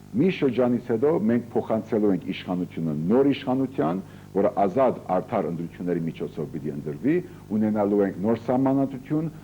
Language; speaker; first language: Armenian; early bilingual, heritage; Armenian